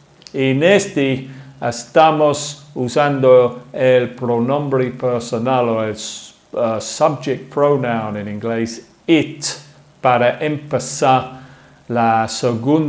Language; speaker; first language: Spanish; non-native, fluent; English